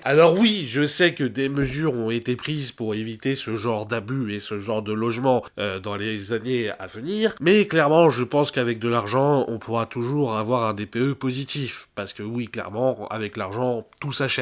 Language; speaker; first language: French; native; French